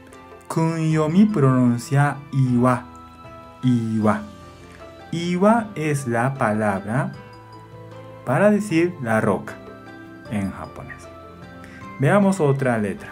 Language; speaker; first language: Spanish; non-native, fluent; Japanese